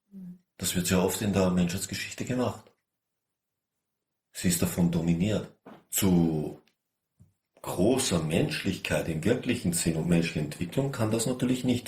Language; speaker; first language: German; native; German